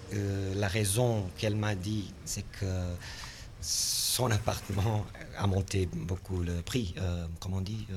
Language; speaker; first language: French; non-native, learner; Portuguese